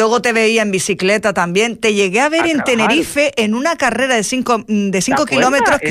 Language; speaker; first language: Spanish; native; Spanish